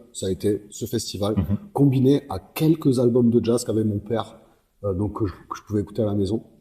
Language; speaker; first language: French; native; French